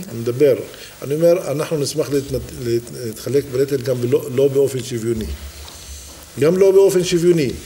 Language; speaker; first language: Hebrew; non-native, local second language; Arabic